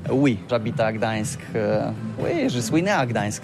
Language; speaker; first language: French; non-native, learner; Polish